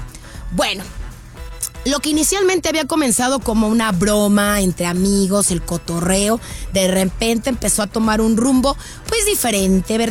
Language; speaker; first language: Spanish; native; Spanish